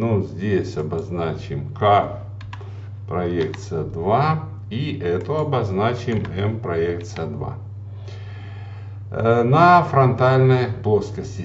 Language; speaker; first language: Russian; native; Russian